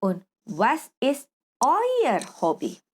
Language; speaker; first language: German; non-native, fluent; Indonesian